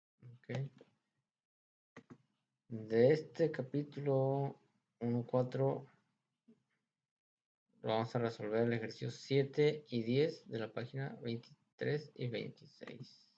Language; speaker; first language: Spanish; native; Spanish